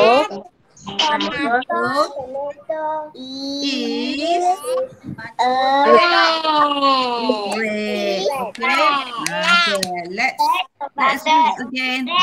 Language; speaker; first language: English; non-native, learner; Malay